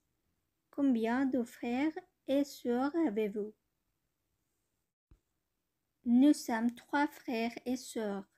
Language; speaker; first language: French; non-native, learner; Bangla